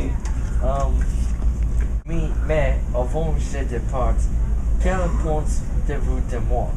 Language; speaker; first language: French; non-native, learner; English